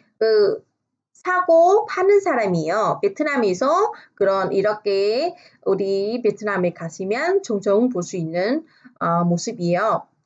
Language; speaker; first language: Korean; non-native, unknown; Vietnamese